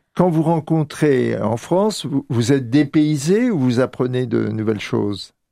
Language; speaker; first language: French; native; French